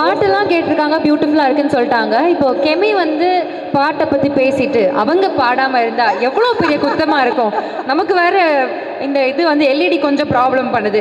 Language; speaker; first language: Tamil; native; Tamil